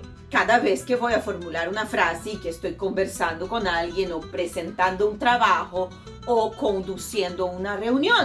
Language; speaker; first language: Spanish; non-native, fluent; Portuguese